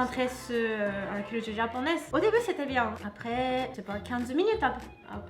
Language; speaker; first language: French; non-native, fluent; Japanese